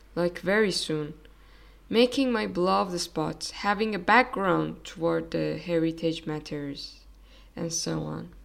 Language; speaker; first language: English; non-native, fluent; Persian